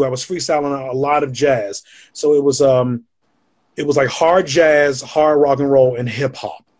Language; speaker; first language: English; native; English